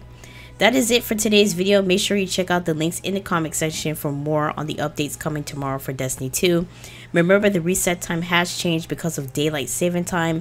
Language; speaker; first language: English; non-native, fluent; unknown